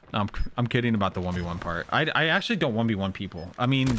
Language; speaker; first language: English; native; English